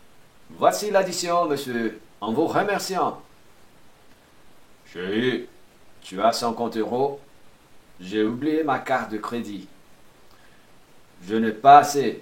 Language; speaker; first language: French; non-native, fluent; Portuguese